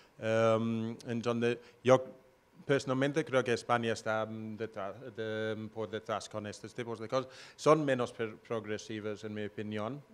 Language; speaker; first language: Spanish; non-native, fluent; English